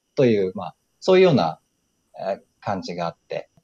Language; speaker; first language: Japanese; native; Japanese